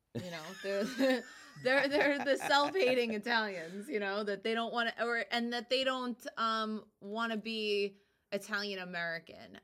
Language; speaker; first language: English; early bilingual, other home language; Italian